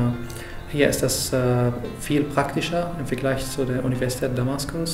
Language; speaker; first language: German; non-native, fluent; Arabic